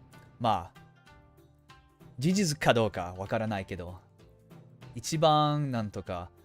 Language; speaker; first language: Japanese; non-native, fluent; English